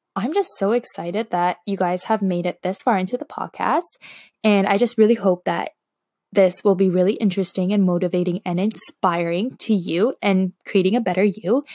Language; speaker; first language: English; non-native, fluent; Slovak